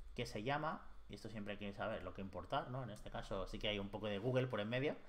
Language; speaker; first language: Spanish; native; Spanish